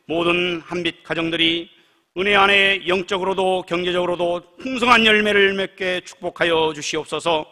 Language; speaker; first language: Korean; native; Korean